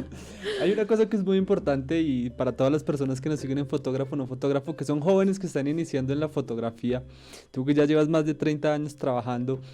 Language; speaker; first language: Spanish; native; Spanish